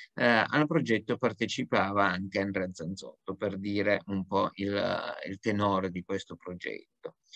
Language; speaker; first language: Italian; native; Italian